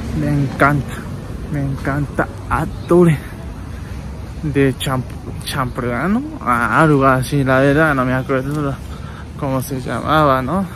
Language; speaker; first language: Spanish; non-native, learner; Japanese